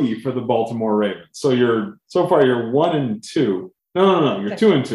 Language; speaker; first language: English; native; English